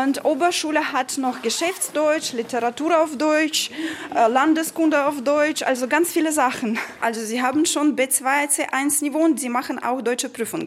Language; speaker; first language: German; non-native, fluent; Ukrainian